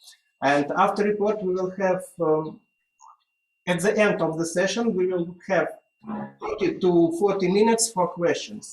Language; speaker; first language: English; non-native, fluent; Russian